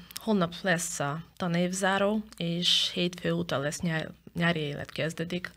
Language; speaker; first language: Hungarian; non-native, fluent; Ukrainian